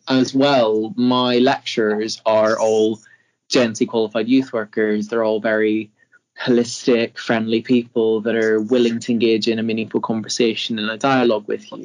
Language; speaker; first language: English; native; English